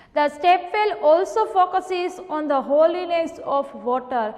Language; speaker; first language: English; non-native, local second language; Gujarati